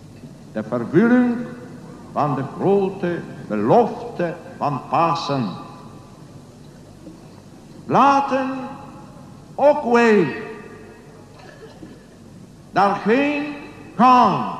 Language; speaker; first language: Dutch; non-native, learner; Polish